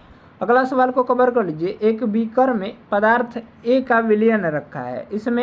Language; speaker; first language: Hindi; native; Hindi